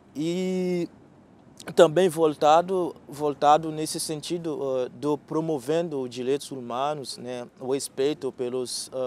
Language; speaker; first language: Portuguese; non-native, fluent; Haitian Creole